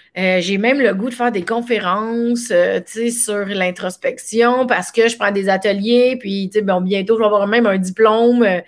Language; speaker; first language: French; native; French